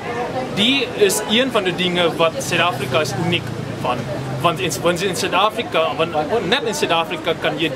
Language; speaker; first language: Dutch; non-native, learner; Afrikaans